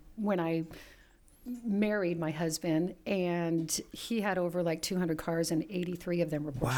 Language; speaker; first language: English; early bilingual, other home language; Italian